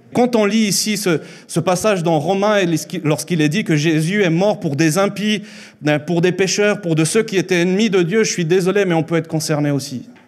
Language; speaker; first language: French; early bilingual, other home language; Spanish